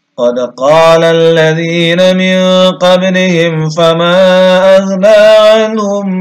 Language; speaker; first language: Arabic; non-native, learner; Indonesian